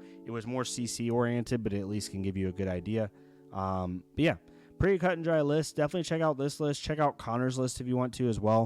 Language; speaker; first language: English; native; English